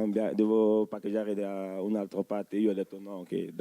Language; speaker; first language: Italian; non-native, learner; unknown